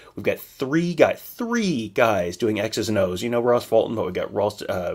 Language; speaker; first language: English; native; English